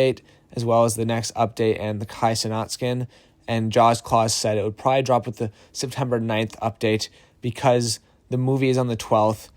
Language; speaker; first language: English; native; English